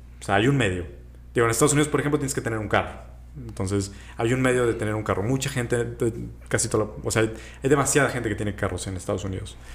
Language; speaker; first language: Spanish; native; Spanish